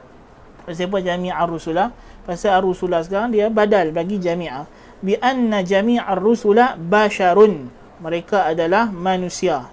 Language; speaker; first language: Malay; native; Malay